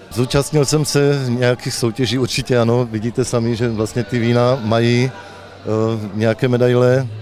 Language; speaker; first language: Czech; native; Czech